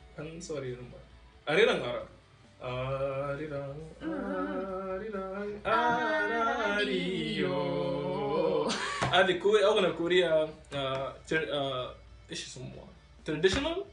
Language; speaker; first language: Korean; non-native, learner; Arabic